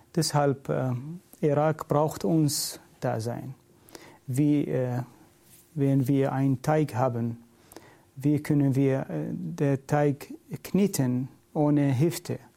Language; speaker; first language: German; non-native, learner; Syriac